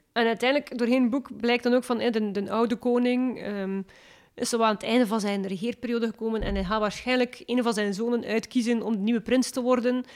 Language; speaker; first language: Dutch; native; Dutch